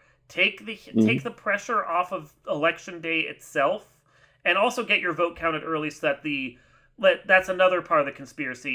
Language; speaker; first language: English; native; English